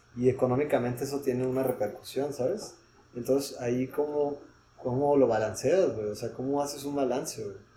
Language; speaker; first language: Spanish; native; Spanish